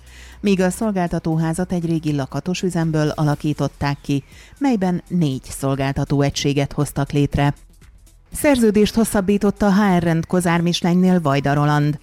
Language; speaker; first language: Hungarian; native; Hungarian